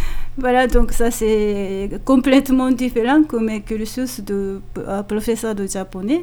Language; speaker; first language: French; non-native, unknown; Japanese